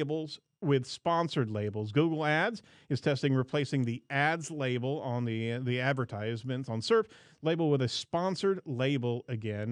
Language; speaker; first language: English; native; English